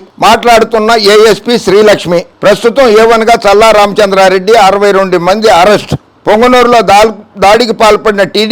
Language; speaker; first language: Telugu; native; Telugu